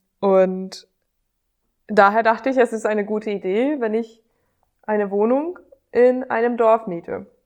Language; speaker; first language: German; non-native, fluent; Hungarian